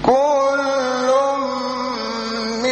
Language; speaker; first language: Arabic; native; Arabic